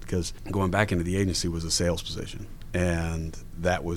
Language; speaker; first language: English; native; English